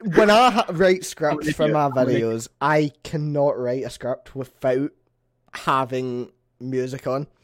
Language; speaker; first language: English; native; English